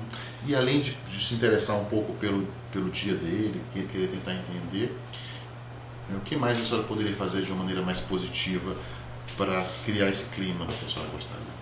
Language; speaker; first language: Portuguese; native; Portuguese